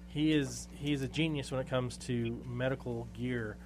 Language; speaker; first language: English; native; English